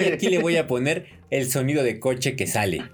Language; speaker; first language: Spanish; native; Spanish